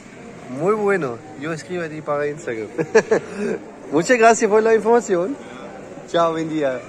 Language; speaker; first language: Spanish; non-native, learner; German